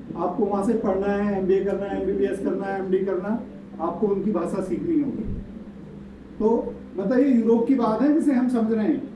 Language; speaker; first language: Hindi; native; Hindi